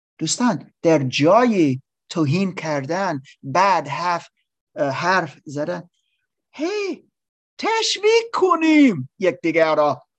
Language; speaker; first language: Persian; non-native, learner; English